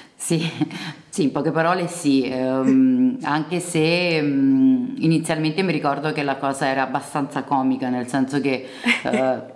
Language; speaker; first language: Italian; early bilingual, other home language; Serbian